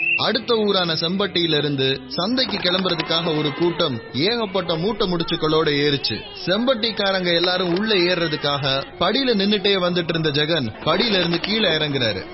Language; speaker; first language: Tamil; native; Tamil